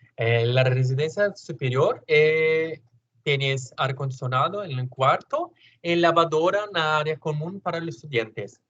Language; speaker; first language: Spanish; non-native, learner; Portuguese